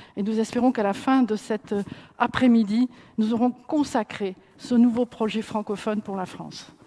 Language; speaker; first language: French; native; French